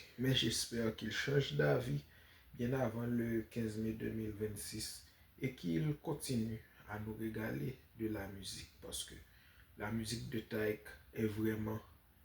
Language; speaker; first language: French; non-native, local second language; Haitian Creole